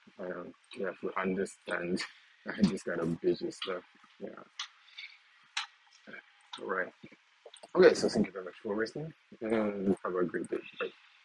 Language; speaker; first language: English; non-native, learner; Japanese